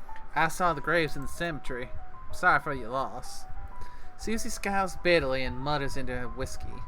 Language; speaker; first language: English; native; English